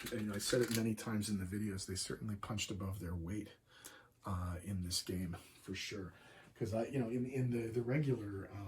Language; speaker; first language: English; native; English